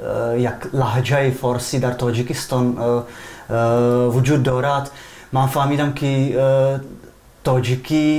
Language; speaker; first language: Persian; non-native, fluent; Czech